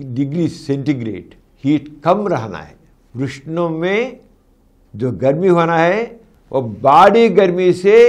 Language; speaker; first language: Hindi; non-native, local second language; Telugu